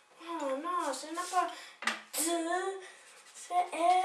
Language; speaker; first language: French; non-native, learner; English